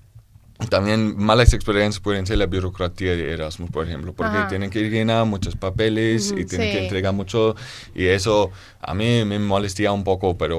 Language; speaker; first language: Spanish; non-native, fluent; German